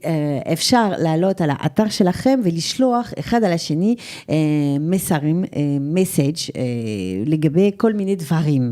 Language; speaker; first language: Hebrew; non-native, fluent; French